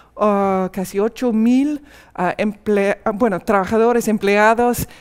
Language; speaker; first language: Spanish; non-native, fluent; English